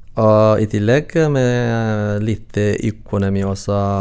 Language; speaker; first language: Norwegian; non-native, learner; Tigrinya